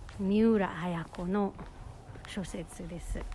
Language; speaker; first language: Japanese; non-native, learner; Filipino